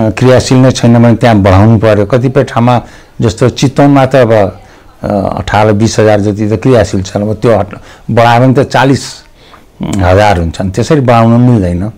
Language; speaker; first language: Nepali; native; Nepali